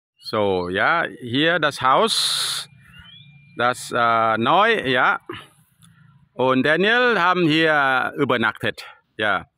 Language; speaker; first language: German; non-native, learner; Thai